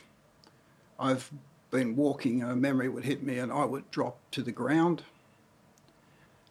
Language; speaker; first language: English; native; English